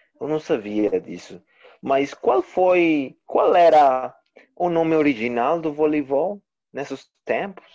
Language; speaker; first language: Portuguese; non-native, learner; Spanish